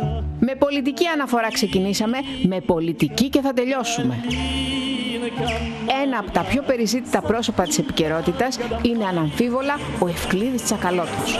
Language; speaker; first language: Greek; native; Greek